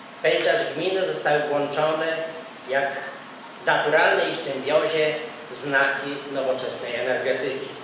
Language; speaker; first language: Polish; native; Polish